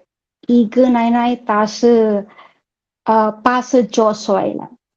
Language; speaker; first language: Chinese; non-native, learner; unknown